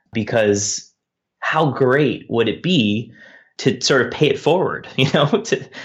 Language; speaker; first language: English; native; English